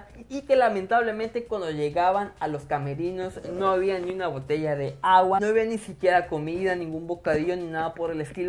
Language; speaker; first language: Spanish; native; Spanish